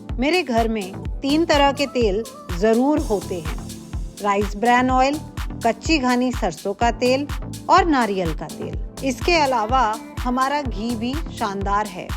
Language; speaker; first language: Hindi; non-native, local second language; Bangla